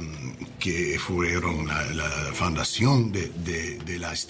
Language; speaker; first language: Spanish; non-native, learner; English